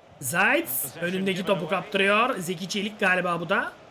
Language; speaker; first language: Turkish; native; Turkish